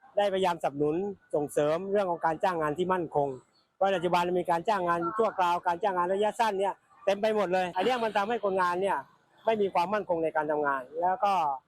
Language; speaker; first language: Thai; native; Thai